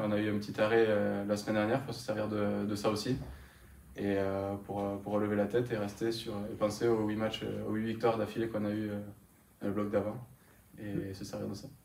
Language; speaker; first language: French; native; French